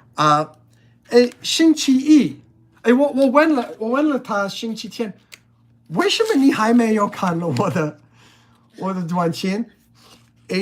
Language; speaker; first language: Chinese; non-native, learner; English